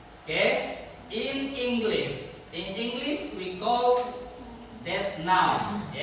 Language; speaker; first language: English; non-native, learner; Indonesian